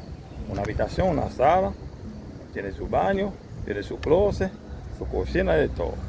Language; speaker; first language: Spanish; non-native, learner; Haitian Creole